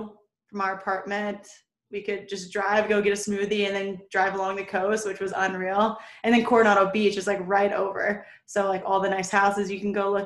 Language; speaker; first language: English; native; English